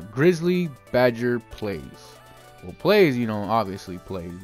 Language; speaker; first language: English; native; English